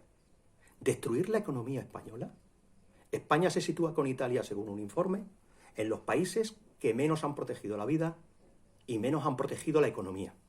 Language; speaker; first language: Spanish; native; Spanish